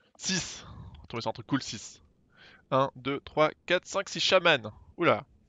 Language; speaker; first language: French; native; French